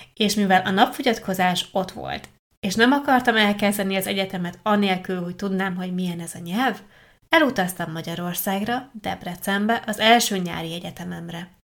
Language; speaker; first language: Hungarian; non-native, fluent; Italian